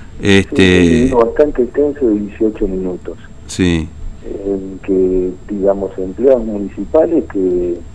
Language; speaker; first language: Spanish; native; Spanish